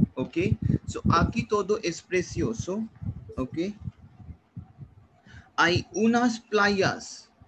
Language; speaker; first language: Spanish; non-native, learner; Hindi